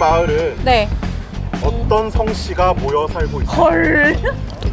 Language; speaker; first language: Korean; native; Korean